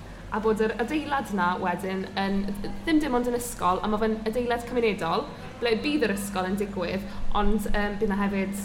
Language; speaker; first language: Welsh; native; Welsh